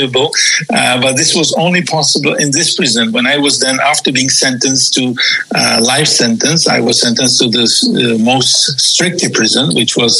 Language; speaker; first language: English; non-native, fluent; Czech